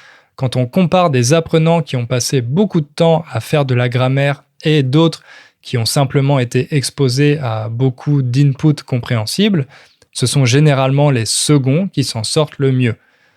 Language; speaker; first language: French; native; French